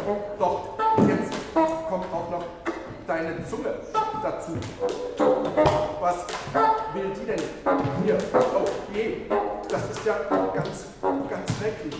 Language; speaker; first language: German; native; German